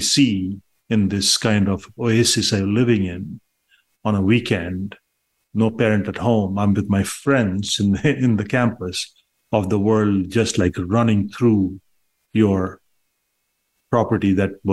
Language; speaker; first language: English; non-native, local second language; Bangla